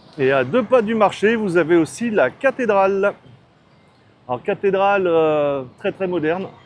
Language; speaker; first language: French; native; French